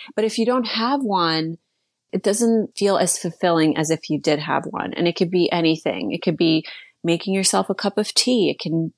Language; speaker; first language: English; early bilingual, other home language; Slovak